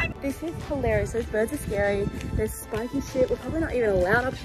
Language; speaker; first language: English; native; English